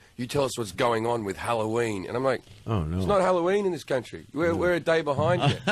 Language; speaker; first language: English; native; English